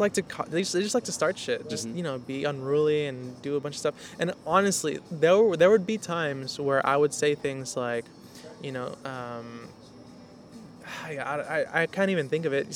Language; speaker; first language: English; native; English